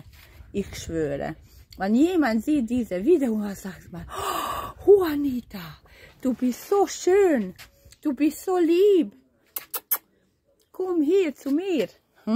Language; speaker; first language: German; non-native, learner; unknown